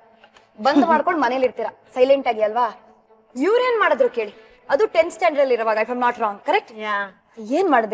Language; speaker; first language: Kannada; native; Kannada